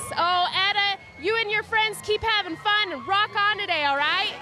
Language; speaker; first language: English; native; English